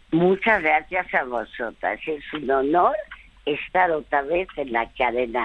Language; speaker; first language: Spanish; early bilingual, other home language; French